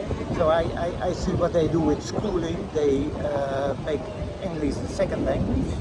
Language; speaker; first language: English; non-native, learner; Dutch